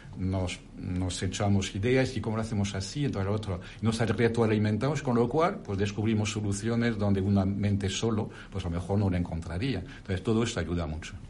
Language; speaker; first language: Spanish; non-native, fluent; French